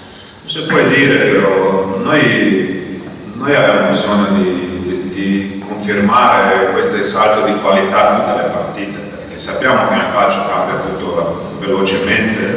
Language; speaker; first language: Italian; non-native, fluent; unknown